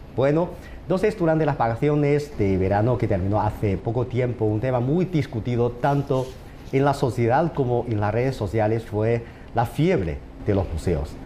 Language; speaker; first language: Spanish; non-native, fluent; Chinese